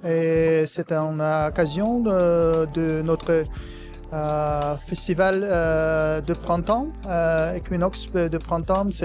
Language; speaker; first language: French; non-native, fluent; Kazakh